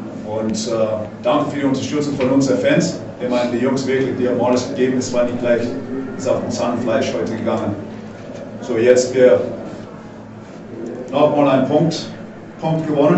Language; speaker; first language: German; non-native, fluent; English